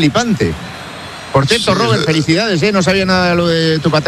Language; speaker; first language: Spanish; native; Spanish